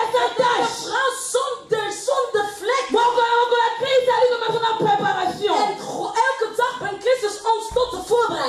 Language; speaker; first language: Dutch; non-native, learner; French